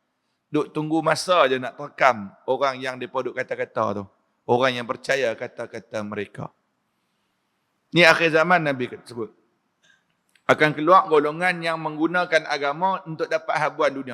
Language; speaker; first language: Malay; native; Malay